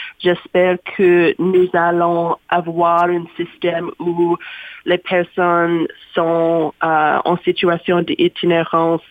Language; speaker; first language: French; non-native, learner; English